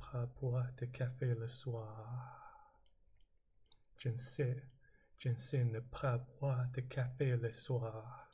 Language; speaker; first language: French; non-native, learner; English